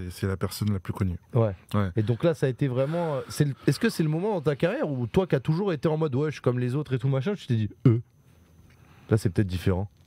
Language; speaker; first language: French; native; French